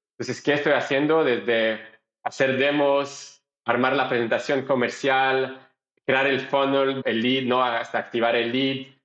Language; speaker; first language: Spanish; non-native, fluent; French